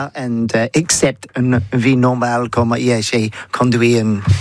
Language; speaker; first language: French; non-native, learner; English